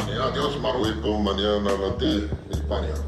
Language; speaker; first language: Spanish; non-native, learner; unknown